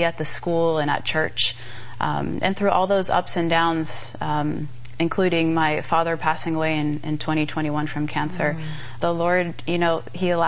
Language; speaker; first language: English; native; English